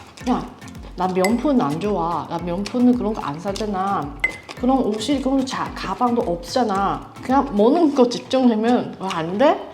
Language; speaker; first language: Korean; non-native, learner; Chinese